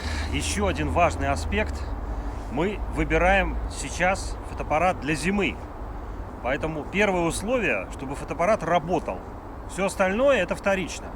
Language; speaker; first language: Russian; native; Russian